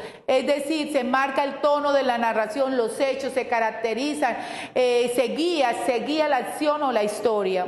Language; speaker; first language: Spanish; native; Spanish